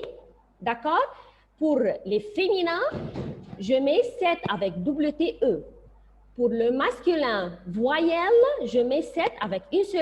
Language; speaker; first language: French; non-native, fluent; Arabic